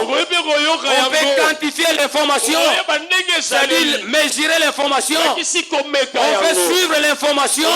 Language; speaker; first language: French; non-native, local second language; Lingala